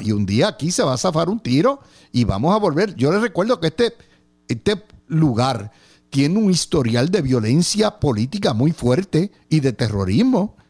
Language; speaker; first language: Spanish; native; Spanish